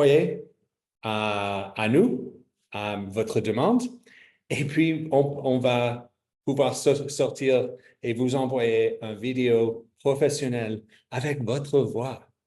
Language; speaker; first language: French; non-native, fluent; English